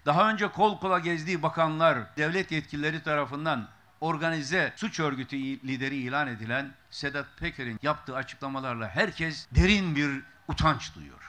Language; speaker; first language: Turkish; native; Turkish